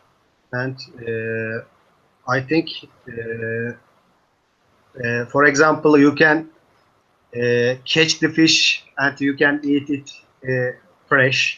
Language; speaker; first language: English; non-native, learner; Turkish